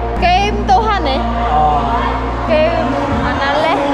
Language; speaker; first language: Korean; non-native, fluent; Khmer